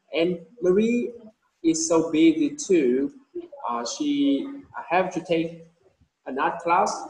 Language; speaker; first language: English; non-native, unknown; Vietnamese